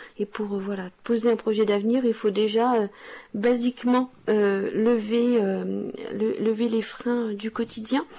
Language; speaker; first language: French; native; French